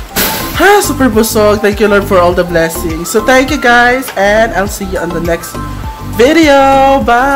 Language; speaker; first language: English; non-native, local second language; Filipino